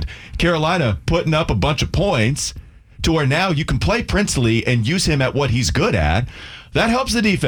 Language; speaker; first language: English; native; English